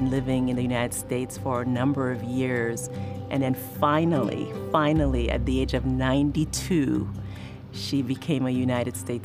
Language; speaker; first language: English; early bilingual, other home language; Haitian Creole